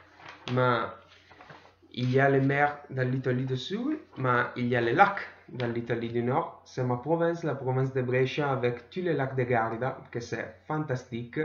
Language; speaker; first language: French; non-native, learner; Italian